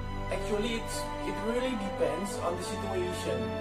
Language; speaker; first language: English; non-native, fluent; Indonesian